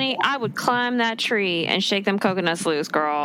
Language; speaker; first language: English; native; English